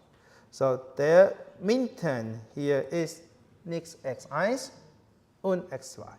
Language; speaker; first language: German; non-native, learner; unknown